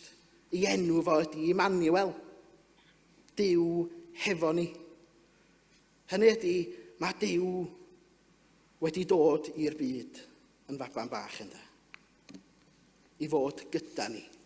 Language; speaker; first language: Welsh; native; Welsh